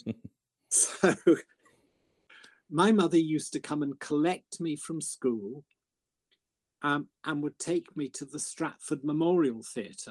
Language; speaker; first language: English; native; English